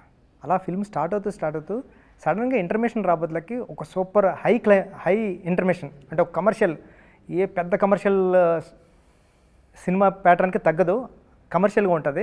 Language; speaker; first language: Telugu; native; Telugu